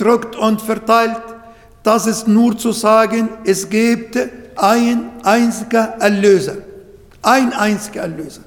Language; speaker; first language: German; non-native, learner; Arabic